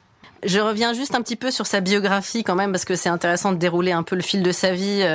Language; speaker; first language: French; native; French